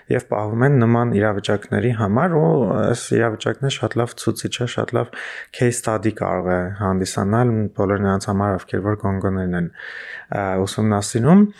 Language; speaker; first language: Armenian; native; Armenian